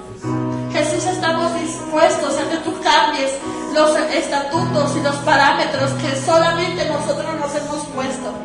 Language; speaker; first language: Spanish; native; Spanish